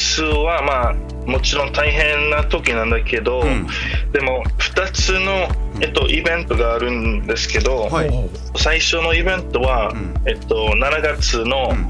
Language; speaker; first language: Japanese; non-native, fluent; English